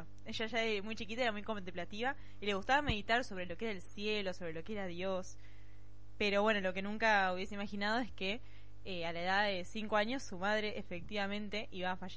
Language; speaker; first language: Spanish; native; Spanish